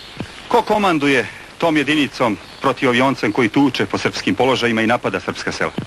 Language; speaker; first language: Croatian; native; Croatian